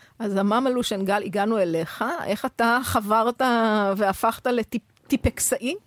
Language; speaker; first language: Hebrew; native; Hebrew